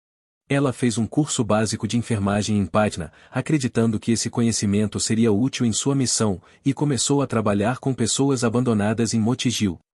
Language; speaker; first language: Portuguese; native; Portuguese